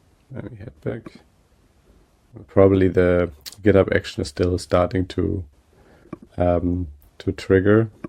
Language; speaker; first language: English; non-native, fluent; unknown